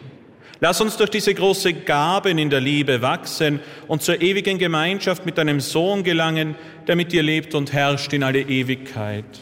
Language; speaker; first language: German; native; German